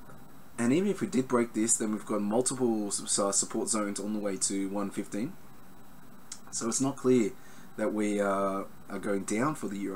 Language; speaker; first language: English; native; English